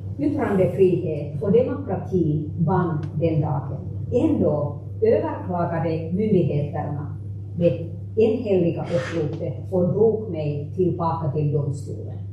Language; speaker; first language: Swedish; non-native, local second language; Finnish